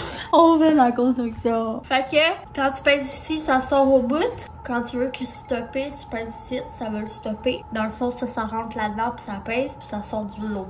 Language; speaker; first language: French; native; French